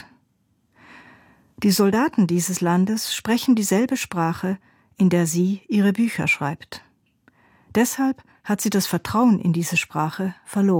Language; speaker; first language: German; native; German